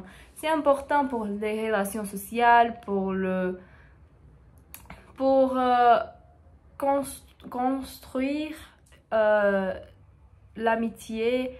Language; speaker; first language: French; non-native, learner; Portuguese